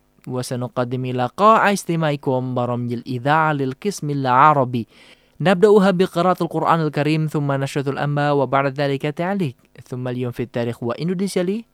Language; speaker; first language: Arabic; non-native, fluent; Indonesian